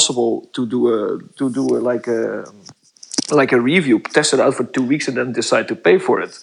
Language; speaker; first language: English; non-native, fluent; Dutch